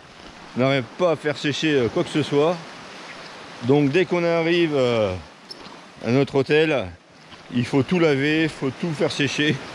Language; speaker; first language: French; native; French